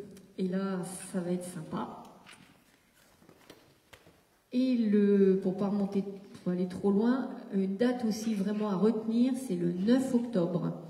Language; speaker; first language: French; native; French